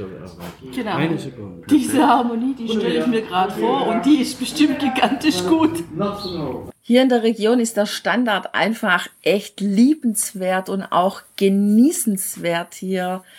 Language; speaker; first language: German; native; German